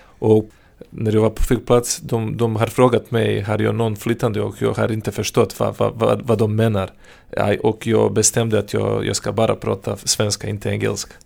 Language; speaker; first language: Swedish; non-native, learner; Serbian